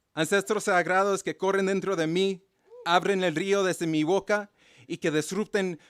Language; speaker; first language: Spanish; early bilingual, heritage; Spanish